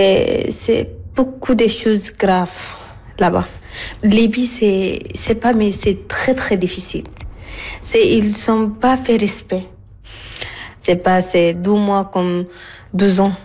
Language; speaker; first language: French; non-native, learner; Arabic